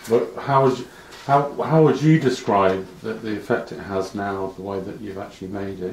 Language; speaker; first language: English; native; English